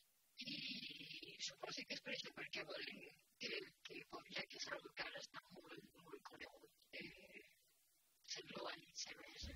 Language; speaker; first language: Catalan; non-native, local second language; Spanish